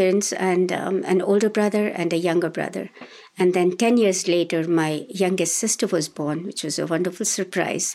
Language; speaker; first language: English; non-native, local second language; Hindi